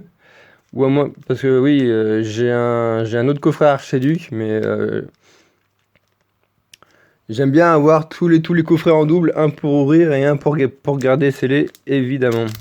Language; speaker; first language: French; native; French